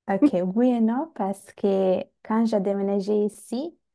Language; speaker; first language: French; non-native, fluent; Bangla